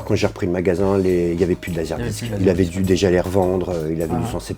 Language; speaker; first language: French; native; French